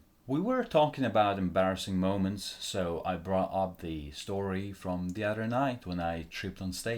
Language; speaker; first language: English; non-native, fluent; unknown